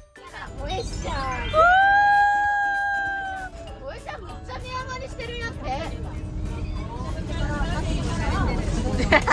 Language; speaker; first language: Japanese; native; Japanese